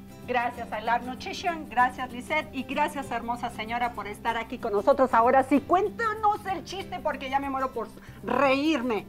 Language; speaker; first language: Spanish; native; Spanish